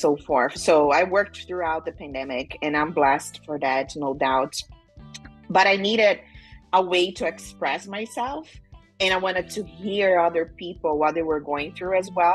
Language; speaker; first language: English; non-native, fluent; Portuguese